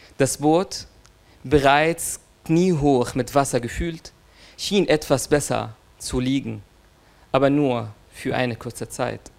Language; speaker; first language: German; non-native, fluent; Arabic